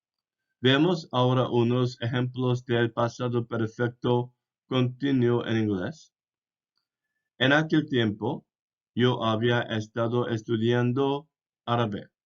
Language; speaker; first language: Spanish; non-native, fluent; English